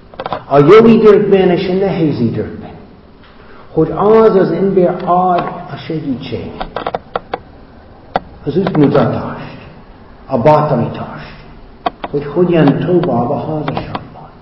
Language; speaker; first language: Hungarian; non-native, fluent; English